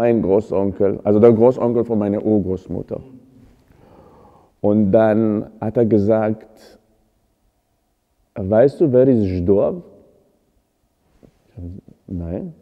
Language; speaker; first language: German; non-native, fluent; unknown